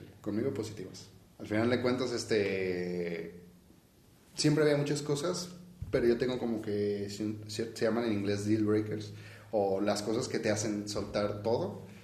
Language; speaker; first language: Spanish; native; Spanish